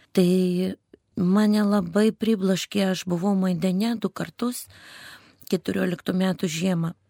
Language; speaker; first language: Lithuanian; non-native, fluent; Russian